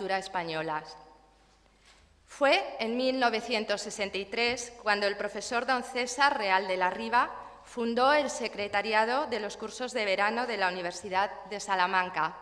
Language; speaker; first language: Spanish; native; Spanish